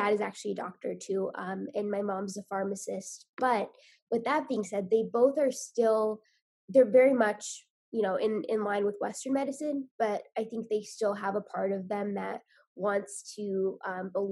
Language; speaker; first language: English; native; English